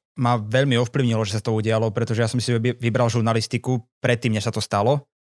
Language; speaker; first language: Slovak; native; Slovak